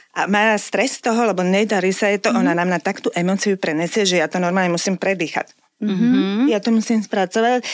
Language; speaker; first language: Slovak; native; Slovak